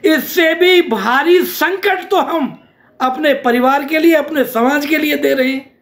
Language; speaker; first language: Hindi; native; Hindi